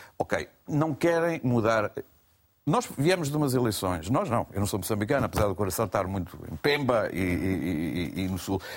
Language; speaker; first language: Portuguese; native; Portuguese